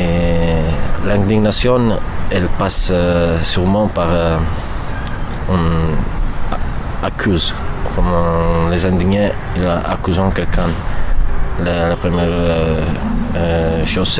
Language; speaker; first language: French; non-native, learner; Italian